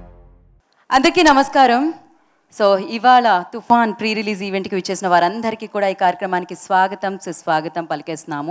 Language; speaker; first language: Telugu; native; Telugu